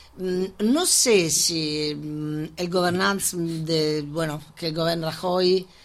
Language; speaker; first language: Catalan; non-native, fluent; Italian